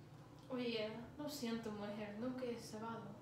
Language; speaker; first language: Spanish; non-native, learner; English